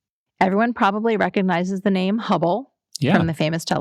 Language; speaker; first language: English; native; English